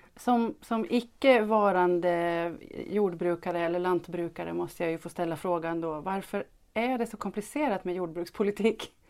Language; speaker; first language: Swedish; native; Swedish